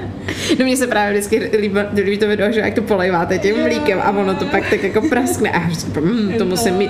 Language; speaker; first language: Czech; native; Czech